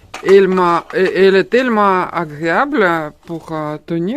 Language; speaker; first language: French; non-native, fluent; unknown